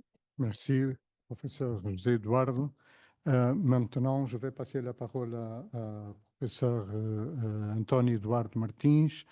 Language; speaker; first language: French; non-native, fluent; Portuguese